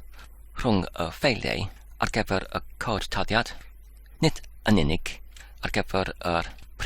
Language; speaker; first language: Welsh; non-native, learner; English